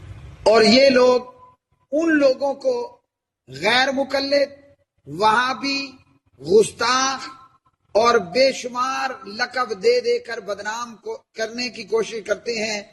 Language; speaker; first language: Urdu; native; Urdu